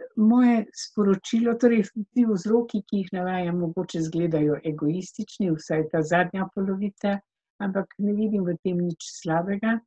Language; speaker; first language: Slovenian; native; Slovenian